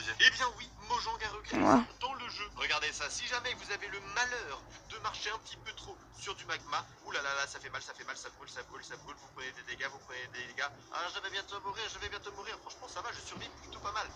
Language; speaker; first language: French; native; French